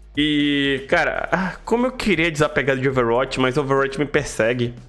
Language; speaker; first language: Portuguese; native; Portuguese